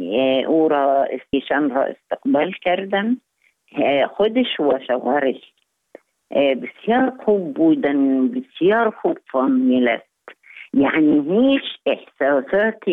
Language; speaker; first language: Persian; non-native, fluent; Arabic